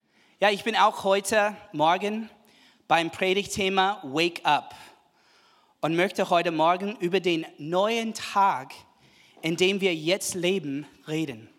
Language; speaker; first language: German; non-native, fluent; English